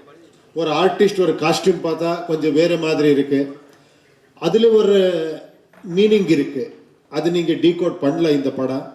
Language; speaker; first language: Tamil; non-native, fluent; Kannada